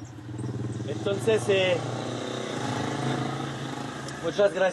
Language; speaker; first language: Spanish; non-native, learner; French